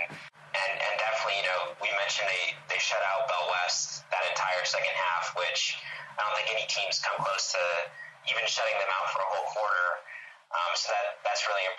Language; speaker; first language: English; native; English